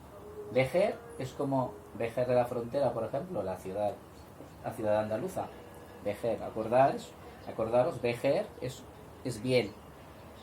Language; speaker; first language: Spanish; non-native, fluent; Arabic